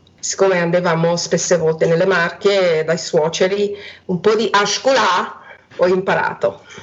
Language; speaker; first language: Italian; non-native, fluent; Hungarian